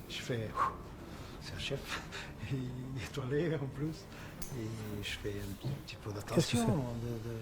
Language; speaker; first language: French; non-native, fluent; Portuguese